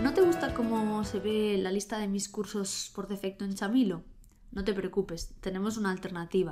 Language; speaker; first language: Spanish; native; Spanish